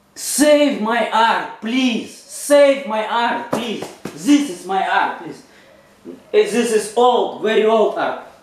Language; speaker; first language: English; non-native, learner; Russian